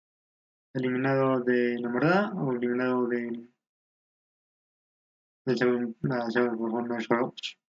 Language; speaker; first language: Spanish; native; Spanish